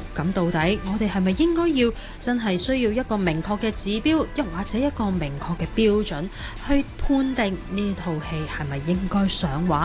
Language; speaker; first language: Cantonese; native; Cantonese